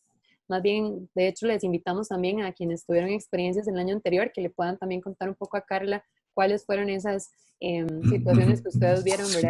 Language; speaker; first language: Spanish; native; Spanish